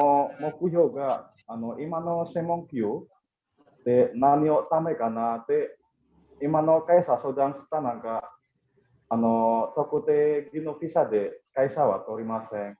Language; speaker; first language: Japanese; non-native, learner; Indonesian